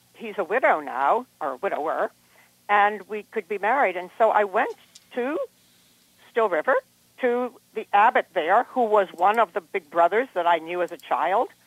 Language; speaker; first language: English; native; English